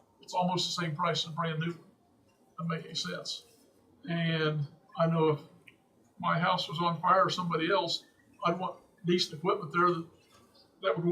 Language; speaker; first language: English; native; English